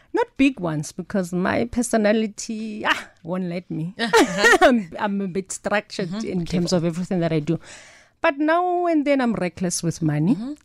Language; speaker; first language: English; non-native, local second language; Northern Sotho